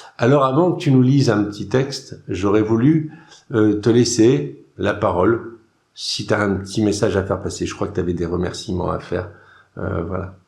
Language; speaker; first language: French; native; French